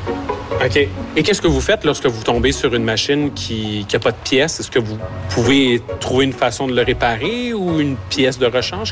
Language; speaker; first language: French; native; French